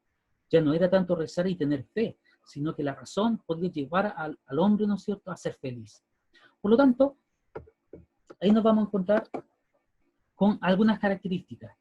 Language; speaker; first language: Spanish; native; Spanish